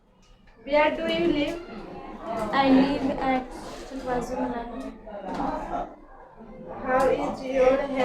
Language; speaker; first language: English; non-native, learner; Hindi